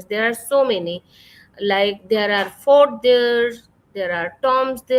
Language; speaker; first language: English; non-native, fluent; Urdu